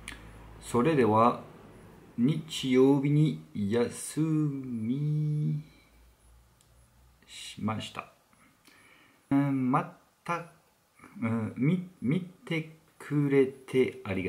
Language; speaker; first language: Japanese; non-native, learner; French